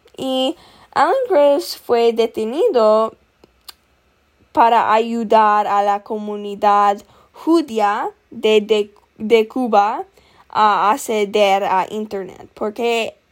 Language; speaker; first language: Spanish; non-native, learner; English